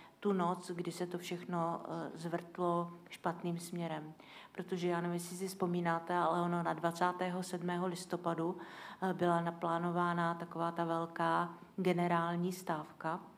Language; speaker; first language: Czech; native; Czech